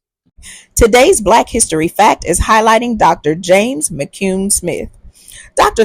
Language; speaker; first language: English; native; English